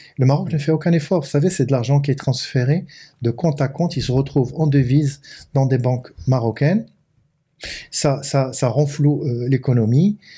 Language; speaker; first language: French; non-native, local second language; Arabic